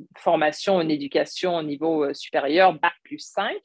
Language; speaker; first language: French; non-native, fluent; English